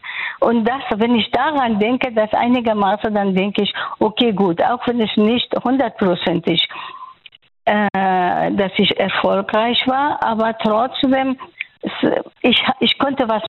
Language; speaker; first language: German; non-native, fluent; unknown